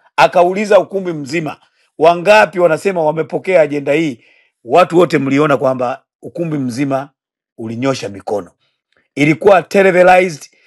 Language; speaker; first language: Swahili; native; Swahili